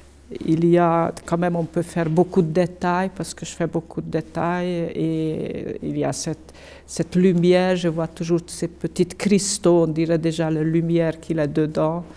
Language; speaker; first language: French; non-native, fluent; Hungarian